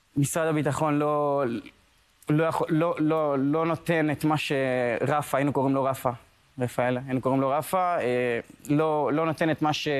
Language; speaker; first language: Hebrew; early bilingual, other home language; Spanish